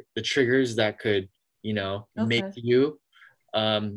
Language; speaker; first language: English; native; English